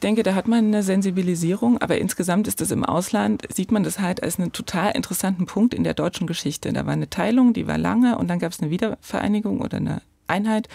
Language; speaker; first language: German; native; German